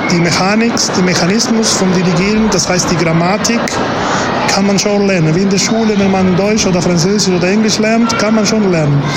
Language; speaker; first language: German; non-native, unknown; Spanish